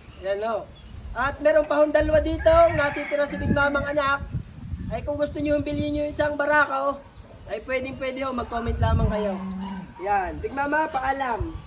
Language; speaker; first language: Filipino; native; Filipino